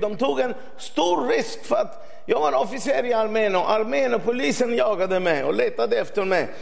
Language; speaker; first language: Swedish; non-native, fluent; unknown